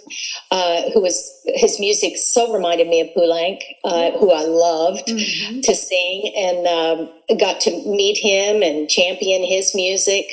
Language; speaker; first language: English; native; English